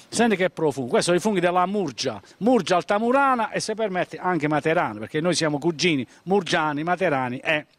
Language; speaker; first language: Italian; native; Italian